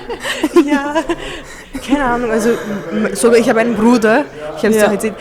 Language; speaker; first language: German; early bilingual, other home language; Turkish